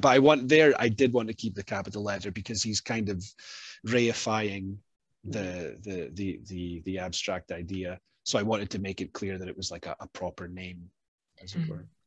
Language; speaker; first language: English; native; English